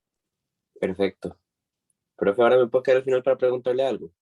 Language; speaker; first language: Spanish; native; Spanish